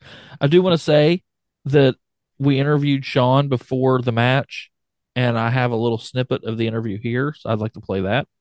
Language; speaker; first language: English; native; English